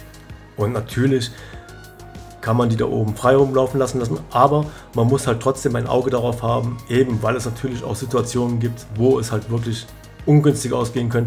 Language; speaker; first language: German; native; German